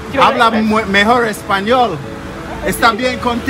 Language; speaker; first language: Spanish; non-native, learner; English